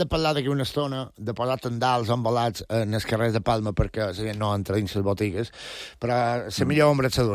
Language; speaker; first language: Catalan; native; Catalan